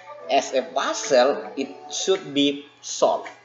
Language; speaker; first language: English; non-native, fluent; Indonesian